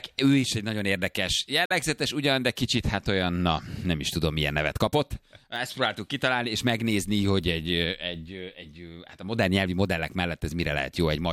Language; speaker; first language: Hungarian; native; Hungarian